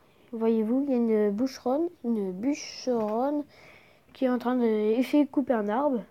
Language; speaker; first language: French; native; French